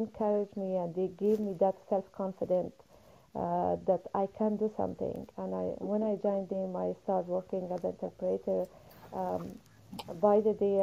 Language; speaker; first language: English; non-native, fluent; Persian